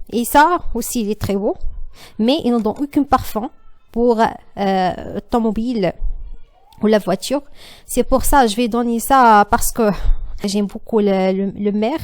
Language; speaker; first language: French; non-native, learner; Arabic